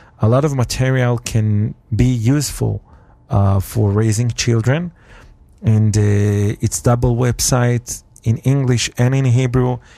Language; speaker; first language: English; non-native, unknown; Hebrew